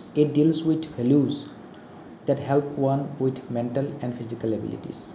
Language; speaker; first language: English; non-native, local second language; Assamese